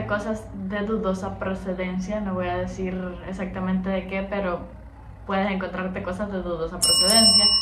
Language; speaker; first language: Spanish; native; Spanish